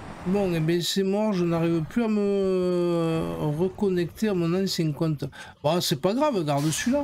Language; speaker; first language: French; native; French